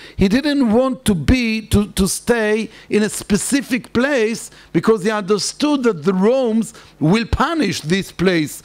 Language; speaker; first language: English; non-native, fluent; Hebrew